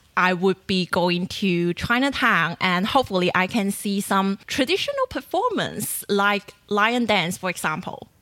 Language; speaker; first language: English; non-native, fluent; Chinese